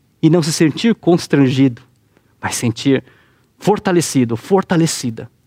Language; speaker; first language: Portuguese; native; Portuguese